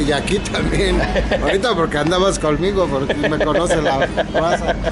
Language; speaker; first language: Spanish; native; Spanish